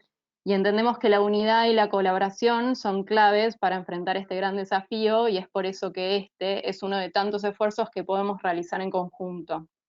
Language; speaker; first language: Spanish; native; Spanish